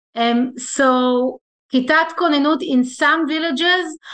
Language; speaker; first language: English; non-native, fluent; Hebrew